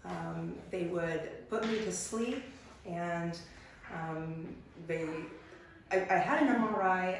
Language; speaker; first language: English; native; English